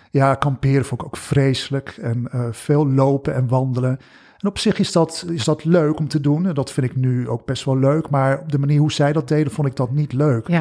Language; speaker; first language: Dutch; early bilingual, other home language; English